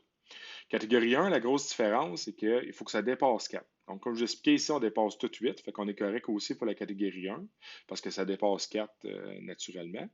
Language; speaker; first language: French; native; French